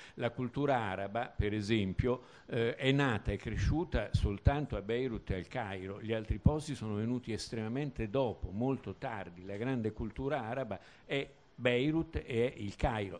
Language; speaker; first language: Italian; native; Italian